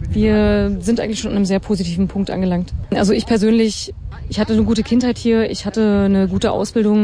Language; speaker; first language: German; native; German